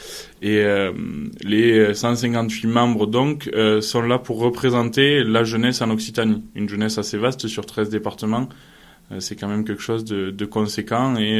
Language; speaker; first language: French; native; French